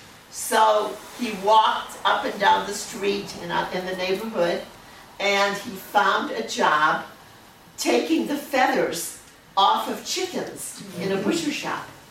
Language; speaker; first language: English; early bilingual, other home language; German